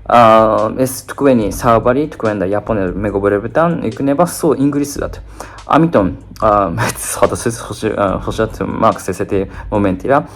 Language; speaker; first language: Georgian; non-native, fluent; Japanese